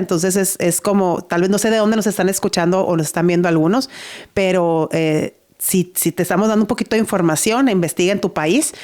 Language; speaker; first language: Spanish; native; Spanish